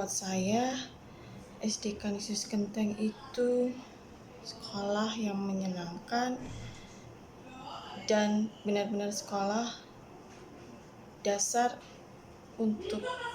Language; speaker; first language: Indonesian; non-native, local second language; Javanese